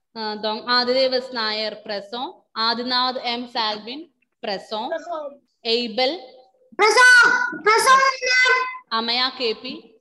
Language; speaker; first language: French; non-native, fluent; Malayalam